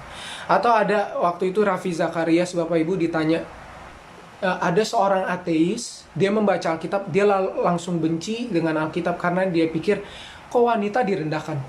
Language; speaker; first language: Indonesian; native; Indonesian